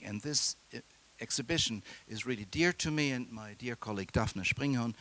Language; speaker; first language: English; non-native, fluent; German